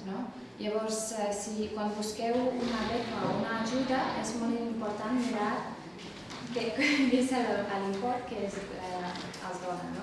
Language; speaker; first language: Catalan; non-native, fluent; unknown